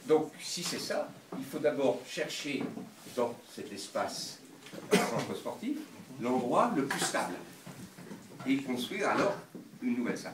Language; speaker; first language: French; native; French